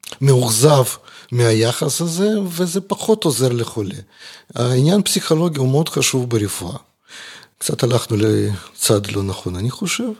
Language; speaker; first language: Hebrew; non-native, fluent; Russian